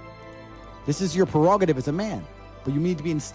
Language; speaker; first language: English; native; English